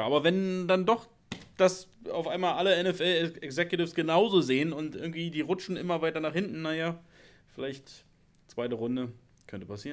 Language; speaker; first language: German; native; German